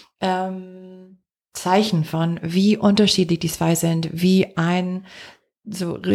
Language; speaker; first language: German; non-native, fluent; English